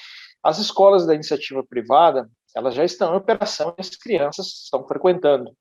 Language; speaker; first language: Portuguese; native; Portuguese